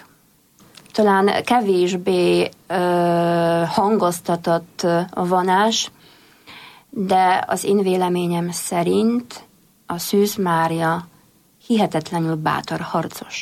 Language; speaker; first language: Hungarian; non-native, fluent; Polish